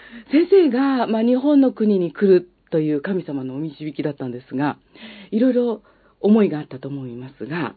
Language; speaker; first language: Japanese; native; Japanese